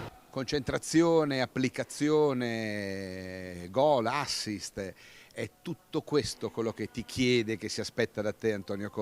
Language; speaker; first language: Italian; native; Italian